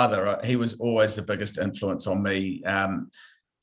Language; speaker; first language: English; native; English